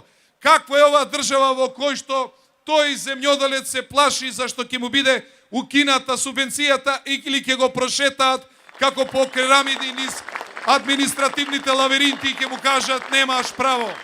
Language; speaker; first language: Macedonian; native; Macedonian